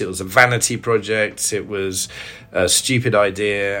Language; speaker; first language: English; native; English